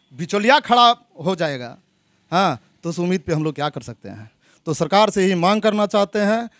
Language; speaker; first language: Hindi; native; Hindi